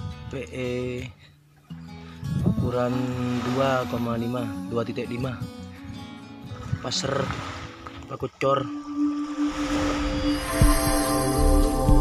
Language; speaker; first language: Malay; non-native, local second language; Javanese